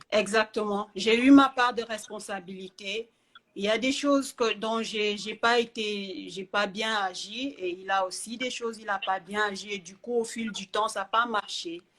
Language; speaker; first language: French; native; French